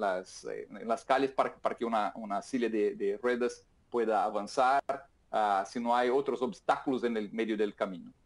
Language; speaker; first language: Spanish; non-native, fluent; Portuguese